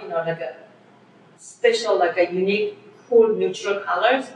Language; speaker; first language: English; non-native, fluent; Korean